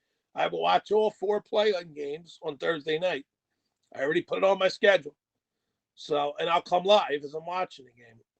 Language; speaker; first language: English; native; English